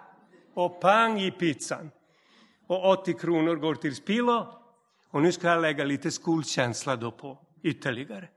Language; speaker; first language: Swedish; non-native, fluent; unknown